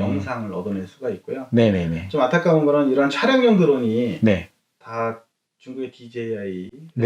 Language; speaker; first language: Korean; native; Korean